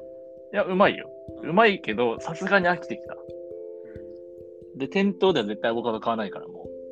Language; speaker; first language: Japanese; native; Japanese